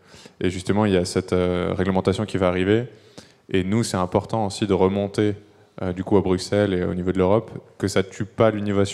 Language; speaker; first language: French; native; French